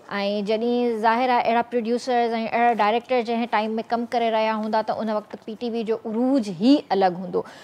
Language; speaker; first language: Sindhi; native; Sindhi